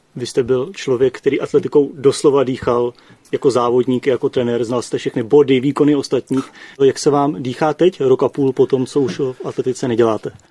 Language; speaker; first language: Czech; native; Czech